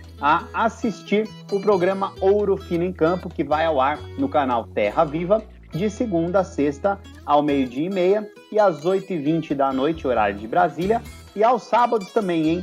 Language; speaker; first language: Portuguese; native; Portuguese